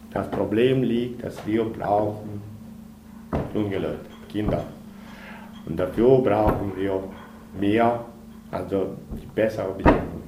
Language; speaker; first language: German; non-native, learner; Russian